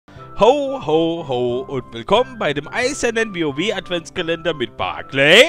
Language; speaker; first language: German; native; German